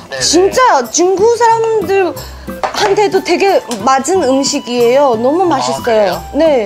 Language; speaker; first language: Korean; non-native, fluent; Chinese